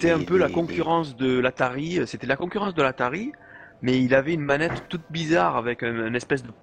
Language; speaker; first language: French; native; French